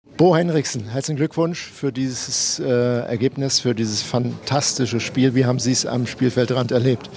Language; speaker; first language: German; native; German